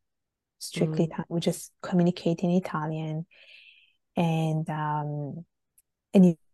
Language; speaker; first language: English; non-native, fluent; Italian